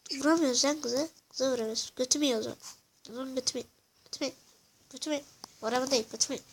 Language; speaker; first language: Turkish; native; Turkish